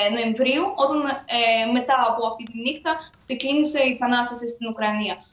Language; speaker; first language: Greek; non-native, fluent; Ukrainian